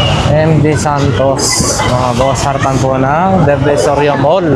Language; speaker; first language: Filipino; native; Filipino